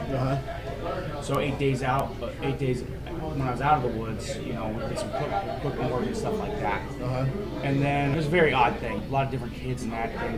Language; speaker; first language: English; native; English